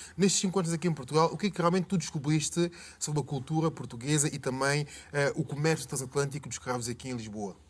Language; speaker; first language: Portuguese; native; Portuguese